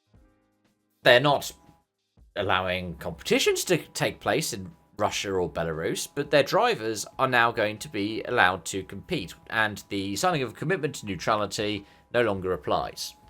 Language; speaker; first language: English; native; English